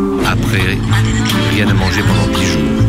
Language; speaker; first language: French; non-native, learner; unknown